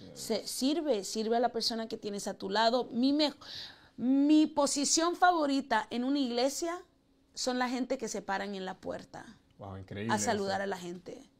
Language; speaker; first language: Spanish; early bilingual, heritage; Spanish